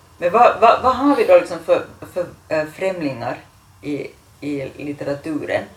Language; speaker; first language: Swedish; native; Swedish